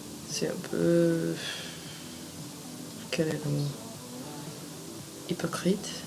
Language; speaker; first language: French; non-native, fluent; English